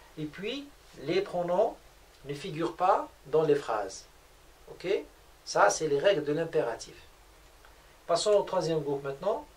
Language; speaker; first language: French; non-native, local second language; Arabic